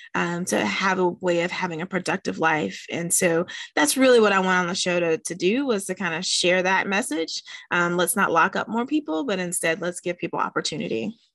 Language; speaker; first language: English; native; English